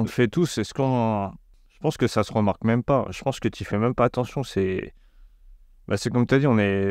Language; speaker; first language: French; native; French